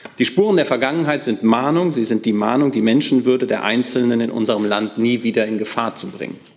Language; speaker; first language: German; native; German